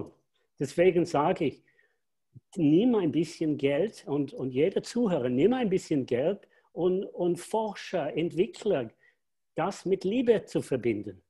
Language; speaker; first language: German; non-native, fluent; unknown